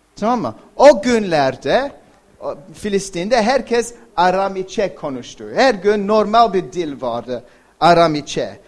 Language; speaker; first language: Turkish; non-native, fluent; English